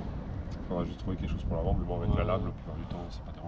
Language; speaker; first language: French; native; French